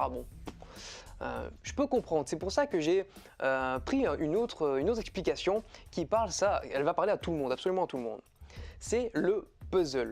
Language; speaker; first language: French; native; French